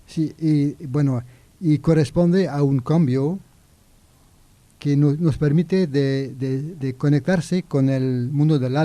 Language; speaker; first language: Spanish; non-native, learner; French